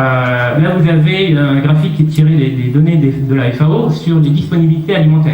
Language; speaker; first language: French; native; French